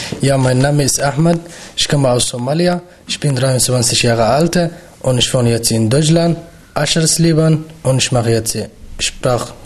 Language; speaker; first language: German; non-native, learner; Somali